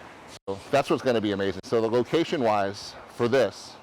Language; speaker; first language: English; native; English